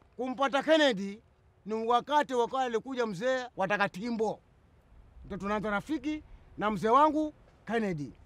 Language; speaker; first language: Swahili; non-native, local second language; Giryama